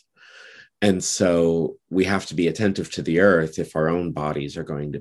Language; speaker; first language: English; native; English